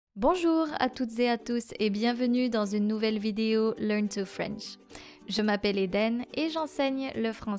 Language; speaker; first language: French; native; French